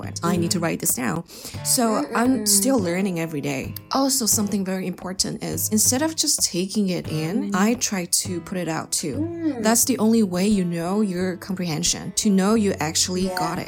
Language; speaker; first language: English; non-native, fluent; Chinese